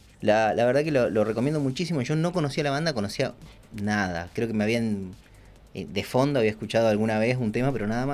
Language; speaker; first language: Spanish; native; Spanish